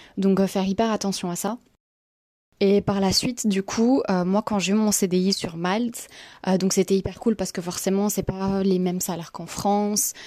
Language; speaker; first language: French; native; French